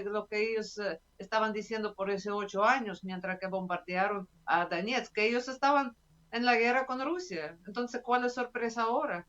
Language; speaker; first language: Spanish; non-native, fluent; Russian